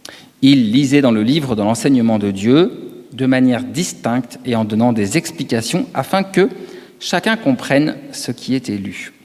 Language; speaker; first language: French; native; French